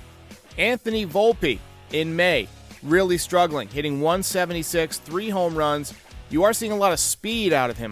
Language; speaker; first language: English; native; English